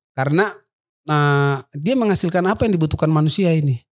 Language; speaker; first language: Indonesian; native; Indonesian